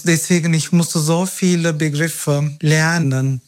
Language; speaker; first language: German; non-native, fluent; Turkish